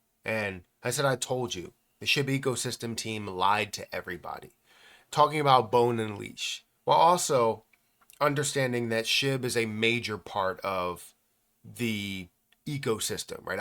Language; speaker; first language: English; native; English